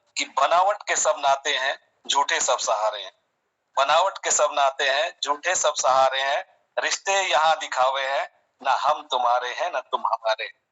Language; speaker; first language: Hindi; native; Hindi